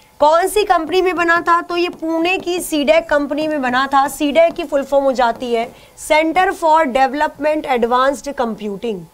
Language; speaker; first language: Hindi; native; Hindi